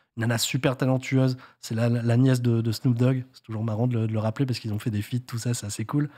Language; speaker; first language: French; native; French